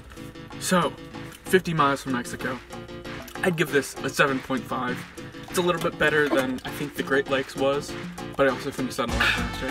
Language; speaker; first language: English; native; English